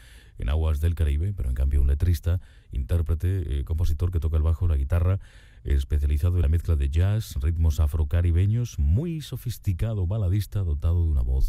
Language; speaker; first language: Spanish; native; Spanish